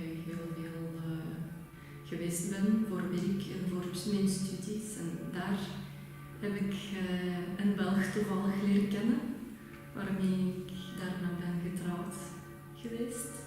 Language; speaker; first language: Dutch; non-native, fluent; Russian